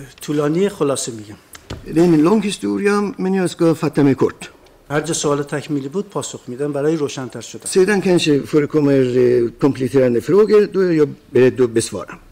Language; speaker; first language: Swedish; non-native, fluent; Persian